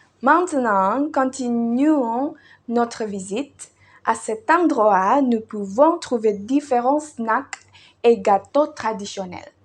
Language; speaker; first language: French; non-native, learner; Indonesian